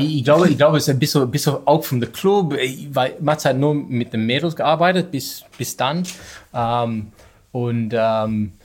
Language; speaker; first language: German; non-native, learner; English